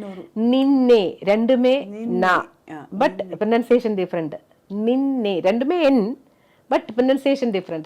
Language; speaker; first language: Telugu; non-native, fluent; Malayalam